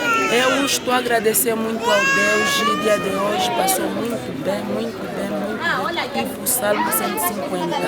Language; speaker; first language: Portuguese; non-native, local second language; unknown